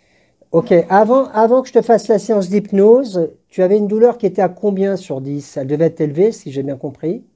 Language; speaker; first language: French; native; French